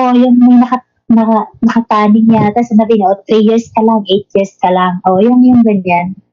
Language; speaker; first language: Filipino; non-native, local second language; Cebuano